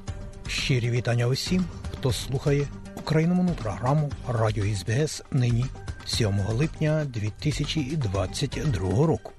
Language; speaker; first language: Ukrainian; native; Ukrainian